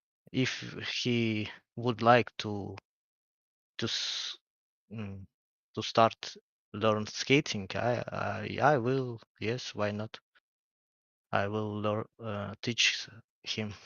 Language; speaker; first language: English; non-native, learner; Russian